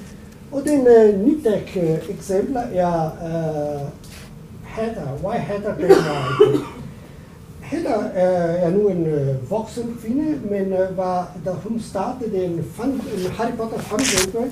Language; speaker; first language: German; non-native, learner; Italian